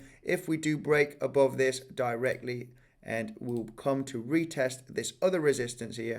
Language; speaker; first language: English; native; English